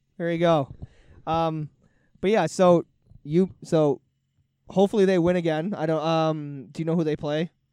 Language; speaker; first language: English; native; English